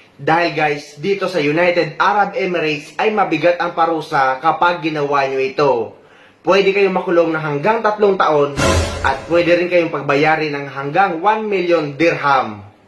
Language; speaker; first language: Filipino; native; Filipino